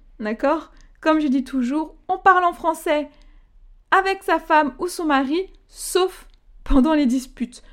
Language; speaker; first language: French; native; French